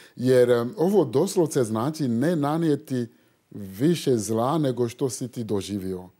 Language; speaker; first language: Croatian; non-native, fluent; Fon